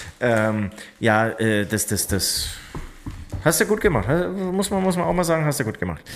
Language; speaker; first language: German; native; German